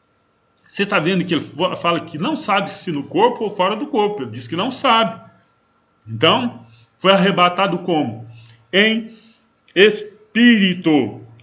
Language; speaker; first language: Portuguese; native; Portuguese